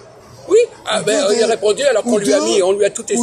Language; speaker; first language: French; native; French